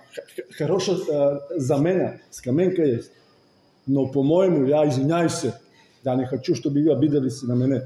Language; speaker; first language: Russian; non-native, fluent; Serbian